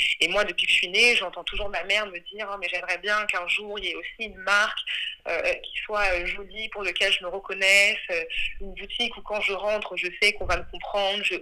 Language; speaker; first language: French; early bilingual, other home language; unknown